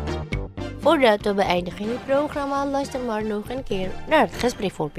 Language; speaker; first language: Dutch; non-native, fluent; Indonesian